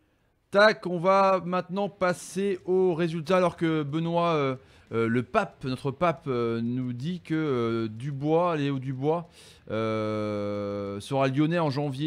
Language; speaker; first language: French; native; French